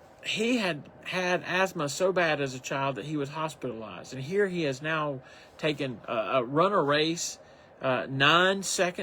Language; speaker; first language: English; native; English